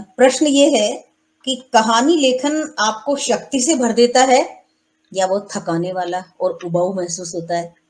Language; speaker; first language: Hindi; native; Hindi